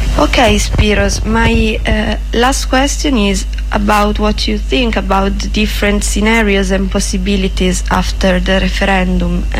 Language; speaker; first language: English; non-native, fluent; Italian